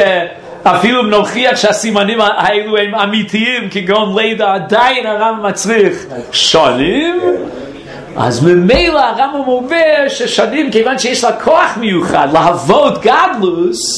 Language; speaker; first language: Hebrew; non-native, fluent; English